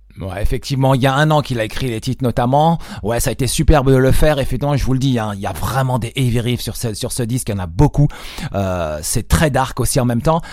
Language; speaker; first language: French; native; French